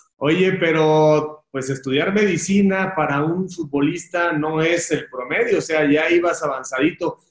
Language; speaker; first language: Spanish; native; Spanish